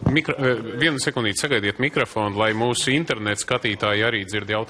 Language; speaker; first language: Latvian; native; Latvian